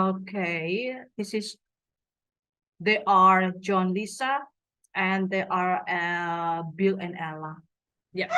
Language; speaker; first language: English; non-native, fluent; Indonesian